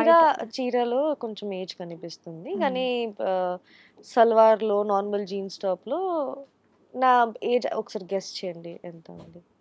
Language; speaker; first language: Telugu; non-native, local second language; Bangla